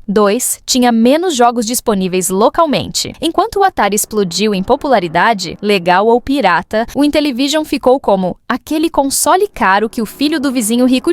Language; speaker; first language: Portuguese; native; Portuguese